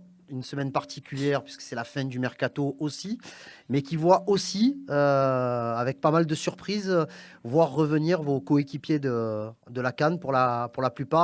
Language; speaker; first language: French; native; French